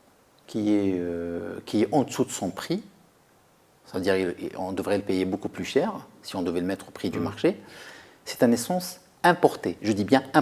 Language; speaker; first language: French; non-native, local second language; Arabic